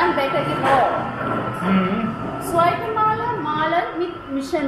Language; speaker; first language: German; non-native, learner; Sinhala